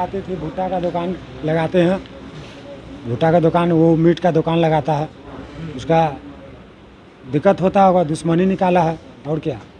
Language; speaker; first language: Hindi; native; Hindi